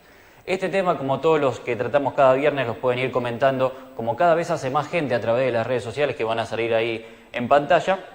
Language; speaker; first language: Spanish; native; Spanish